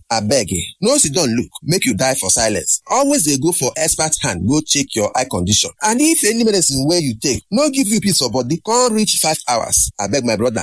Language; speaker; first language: Nigerian Pidgin; native; Nigerian Pidgin